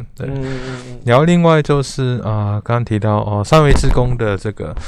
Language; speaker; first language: Chinese; non-native, fluent; Cantonese